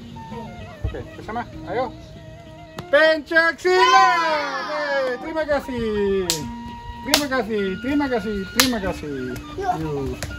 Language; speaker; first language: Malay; non-native, learner; Dutch